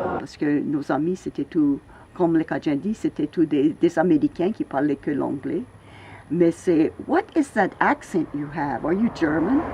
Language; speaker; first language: French; native; French